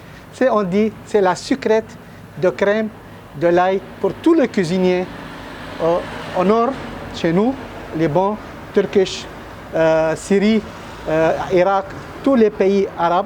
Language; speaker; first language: French; non-native, learner; Arabic